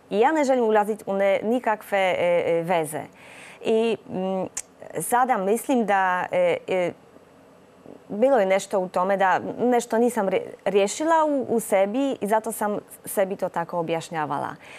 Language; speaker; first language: Croatian; non-native, fluent; Polish